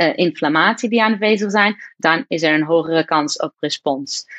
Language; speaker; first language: Dutch; non-native, fluent; Portuguese